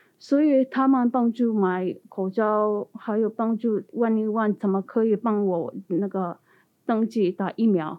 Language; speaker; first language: Chinese; non-native, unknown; Tibetan